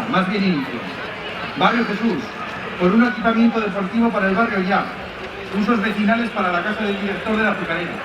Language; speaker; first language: Spanish; native; Spanish